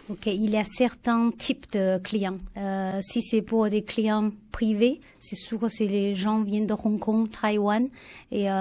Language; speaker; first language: French; non-native, learner; Chinese